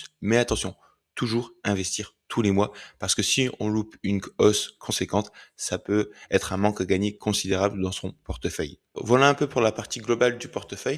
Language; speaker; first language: French; native; French